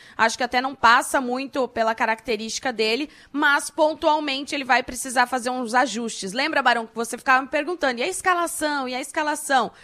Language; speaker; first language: Portuguese; native; Portuguese